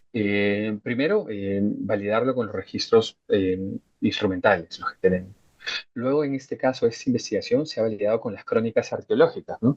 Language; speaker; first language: Spanish; native; Spanish